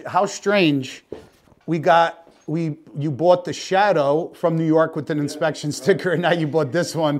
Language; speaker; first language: English; native; English